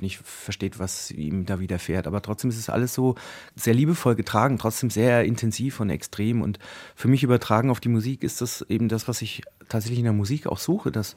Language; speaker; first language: German; native; German